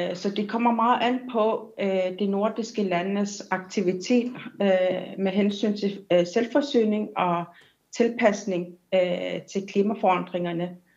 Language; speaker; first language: Danish; non-native, local second language; Kalaallisut